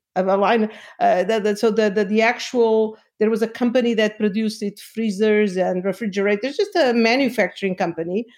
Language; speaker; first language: English; non-native, fluent; Portuguese